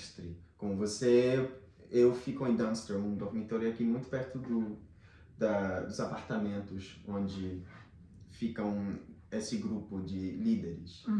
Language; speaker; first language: Portuguese; non-native, fluent; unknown